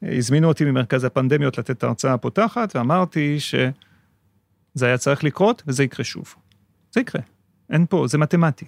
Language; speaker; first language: Hebrew; non-native, fluent; French